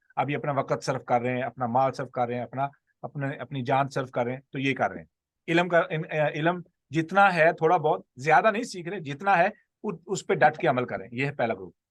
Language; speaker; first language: Urdu; non-native, local second language; Punjabi